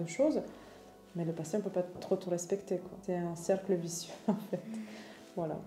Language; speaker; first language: French; non-native, fluent; Romanian